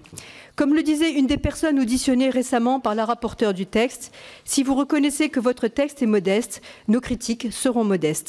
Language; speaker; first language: French; native; French